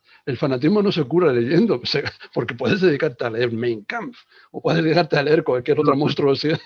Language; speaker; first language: Spanish; native; Spanish